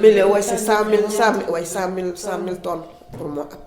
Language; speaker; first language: French; non-native, learner; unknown